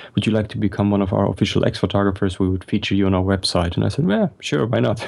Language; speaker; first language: English; non-native, fluent; German